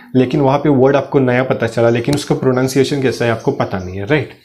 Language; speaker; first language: Hindi; non-native, local second language; Marathi